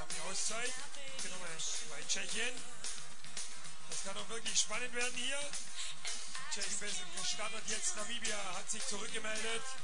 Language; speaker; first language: German; native; German